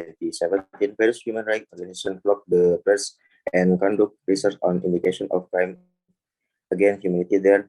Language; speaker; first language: English; non-native, learner; Indonesian